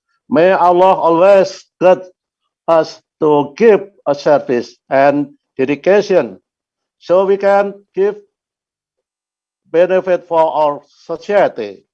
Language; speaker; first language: English; non-native, learner; Indonesian